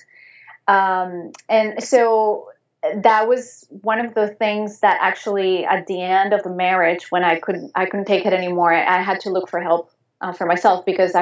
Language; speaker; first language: English; non-native, fluent; Spanish